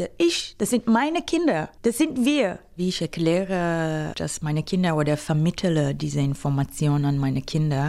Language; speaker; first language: German; non-native, fluent; Hebrew